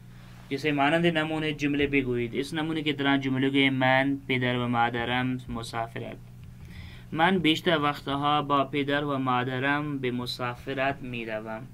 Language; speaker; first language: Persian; non-native, fluent; Urdu